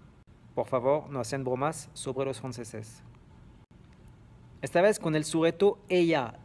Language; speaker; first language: Spanish; non-native, fluent; French